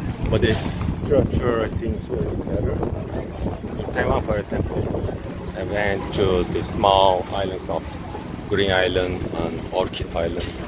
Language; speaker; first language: English; non-native, fluent; Portuguese